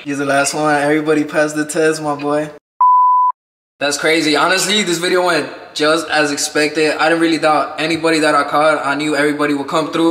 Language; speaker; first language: English; early bilingual, other home language; Spanish